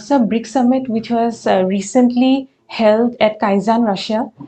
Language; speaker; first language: English; non-native, local second language; Assamese